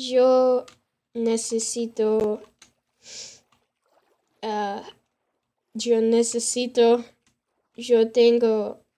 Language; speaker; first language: Spanish; non-native, learner; English